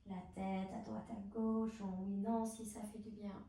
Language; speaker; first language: French; non-native, fluent; English